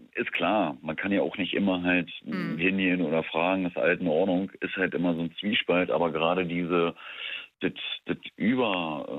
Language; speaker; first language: German; native; German